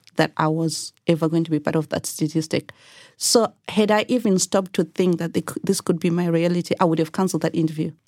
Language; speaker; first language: English; non-native, local second language; Shona